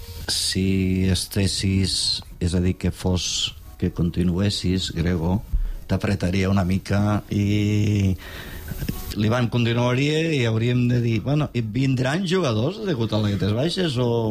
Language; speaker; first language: Catalan; native; Catalan